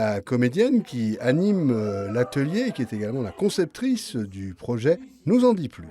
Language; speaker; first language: French; native; French